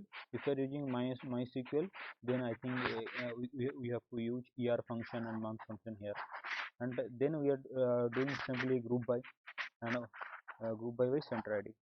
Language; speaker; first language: English; non-native, local second language; Hindi